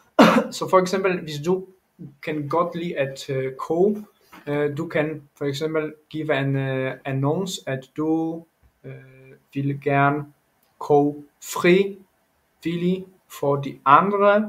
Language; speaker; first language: Danish; non-native, learner; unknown